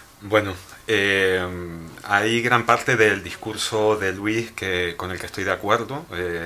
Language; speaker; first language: Spanish; native; Spanish